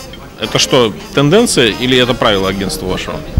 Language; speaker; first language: Russian; native; Russian